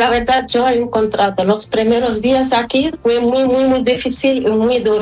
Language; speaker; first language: Spanish; non-native, fluent; Arabic